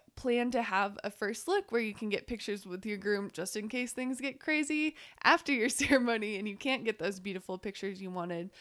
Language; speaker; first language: English; native; English